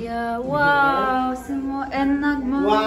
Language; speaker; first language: Indonesian; non-native, learner; Russian